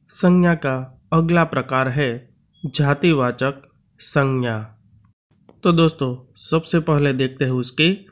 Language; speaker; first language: Hindi; non-native, local second language; Gujarati